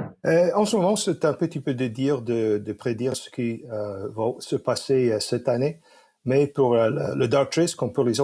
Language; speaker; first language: French; non-native, fluent; English